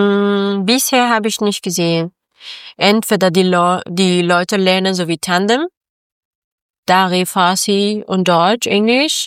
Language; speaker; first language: German; non-native, learner; Persian